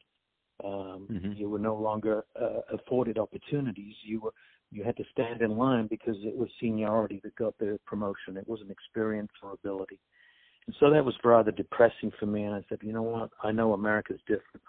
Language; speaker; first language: English; native; English